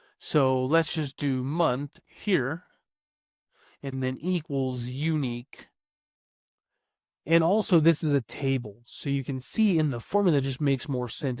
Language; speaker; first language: English; native; English